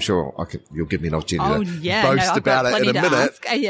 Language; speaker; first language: English; native; English